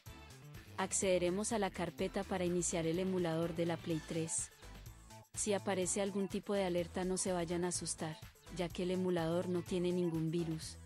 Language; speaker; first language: Spanish; native; Spanish